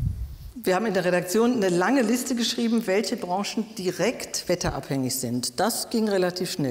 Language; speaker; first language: German; native; German